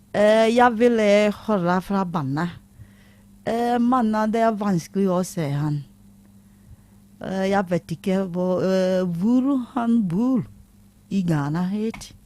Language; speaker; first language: Norwegian; non-native, learner; Akan